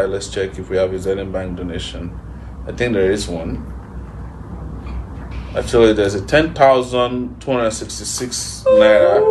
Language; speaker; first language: English; non-native, local second language; Yoruba